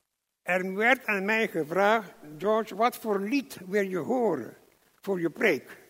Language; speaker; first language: Dutch; non-native, local second language; English